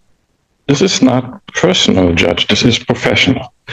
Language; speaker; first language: English; native; English